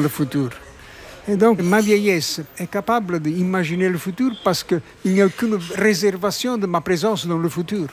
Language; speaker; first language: French; non-native, fluent; Italian